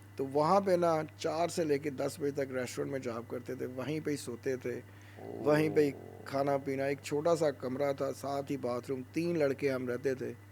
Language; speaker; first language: Urdu; native; Urdu